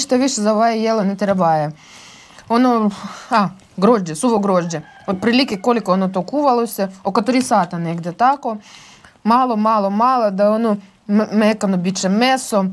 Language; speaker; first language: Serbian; non-native, learner; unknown